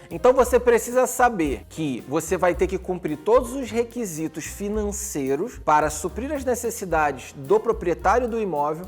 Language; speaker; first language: Portuguese; native; Portuguese